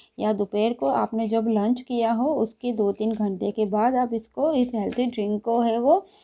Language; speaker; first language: Hindi; non-native, local second language; Gujarati